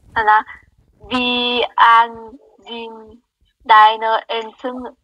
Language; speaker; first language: German; non-native, learner; Vietnamese